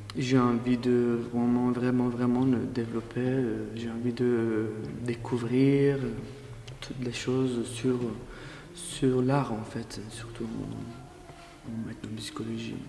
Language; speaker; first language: French; non-native, fluent; Kurdish